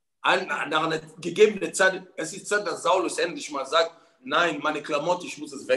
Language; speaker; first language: German; non-native, fluent; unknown